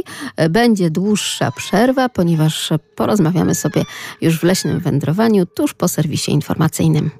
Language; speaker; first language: Polish; native; Polish